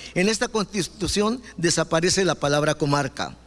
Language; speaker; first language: Spanish; non-native, local second language; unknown